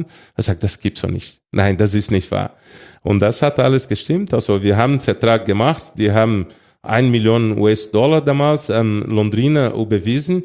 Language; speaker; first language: German; non-native, fluent; Portuguese